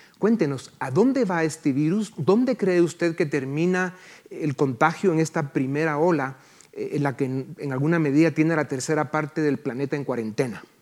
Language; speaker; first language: Spanish; native; Spanish